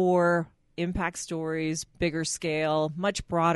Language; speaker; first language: English; native; English